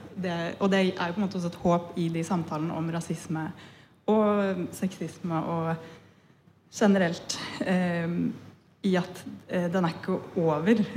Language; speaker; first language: Norwegian; early bilingual, other home language; Punjabi